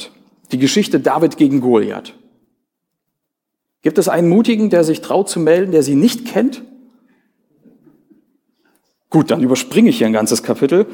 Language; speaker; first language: German; native; German